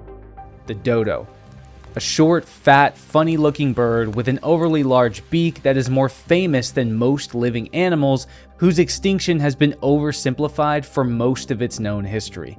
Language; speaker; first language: English; native; English